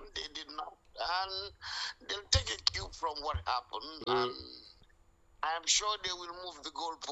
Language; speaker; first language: English; non-native, local second language; Wolof